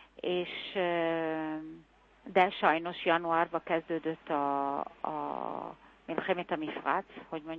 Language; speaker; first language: Hungarian; early bilingual, heritage; Hungarian